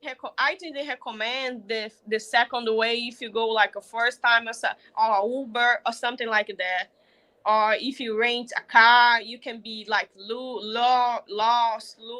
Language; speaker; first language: English; non-native, learner; Portuguese